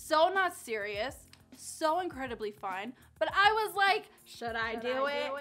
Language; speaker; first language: English; native; English